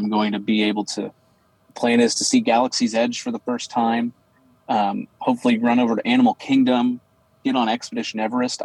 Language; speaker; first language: English; native; English